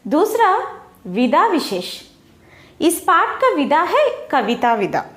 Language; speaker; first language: Hindi; non-native, local second language; Telugu